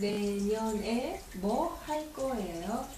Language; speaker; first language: Korean; non-native, learner; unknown